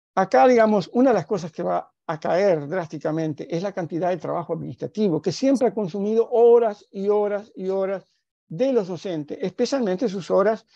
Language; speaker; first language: Spanish; native; Spanish